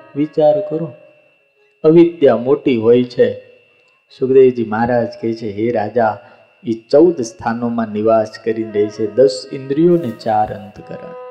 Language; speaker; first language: Gujarati; native; Gujarati